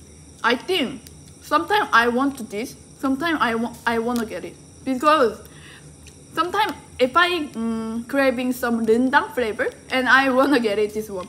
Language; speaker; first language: English; non-native, learner; Korean